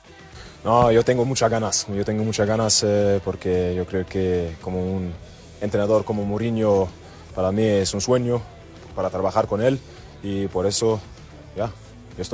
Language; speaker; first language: Spanish; non-native, learner; German